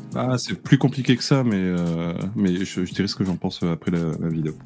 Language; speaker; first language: French; native; French